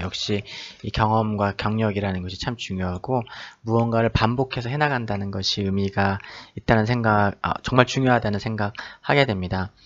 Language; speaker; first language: Korean; native; Korean